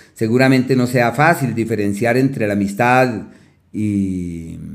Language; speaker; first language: Spanish; native; Spanish